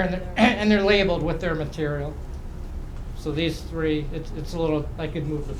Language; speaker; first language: English; native; English